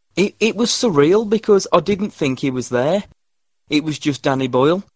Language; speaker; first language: English; native; English